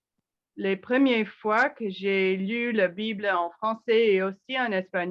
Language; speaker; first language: French; non-native, fluent; English